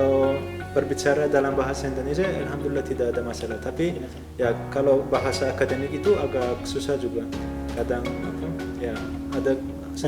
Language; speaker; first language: Indonesian; non-native, fluent; Turkmen